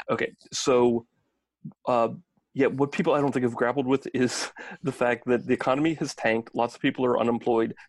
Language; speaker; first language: English; native; English